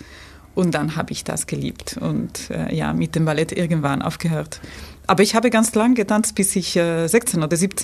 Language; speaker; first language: German; non-native, fluent; Spanish